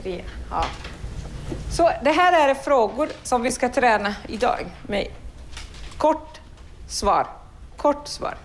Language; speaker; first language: Swedish; non-native, fluent; Arabic